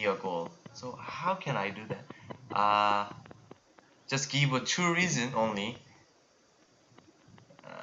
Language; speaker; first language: English; non-native, learner; Korean